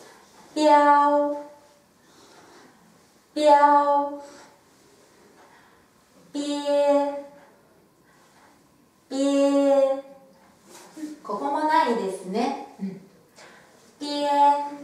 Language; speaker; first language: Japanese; non-native, fluent; Chinese